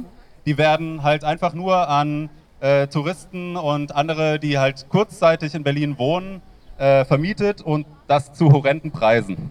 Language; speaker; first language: German; native; German